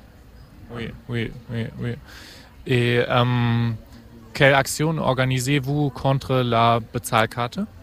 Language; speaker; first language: French; non-native, fluent; German